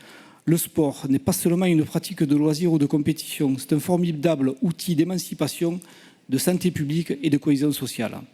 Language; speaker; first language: French; native; French